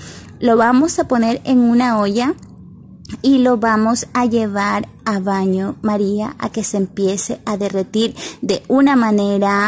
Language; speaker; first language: Spanish; native; Spanish